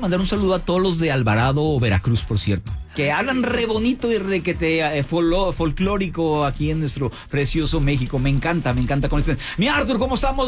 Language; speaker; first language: Spanish; native; Spanish